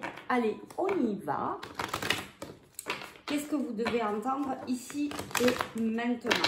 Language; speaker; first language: French; native; French